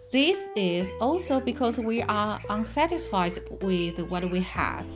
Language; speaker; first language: English; non-native, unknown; Chinese